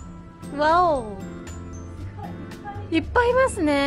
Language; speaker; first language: Japanese; native; Japanese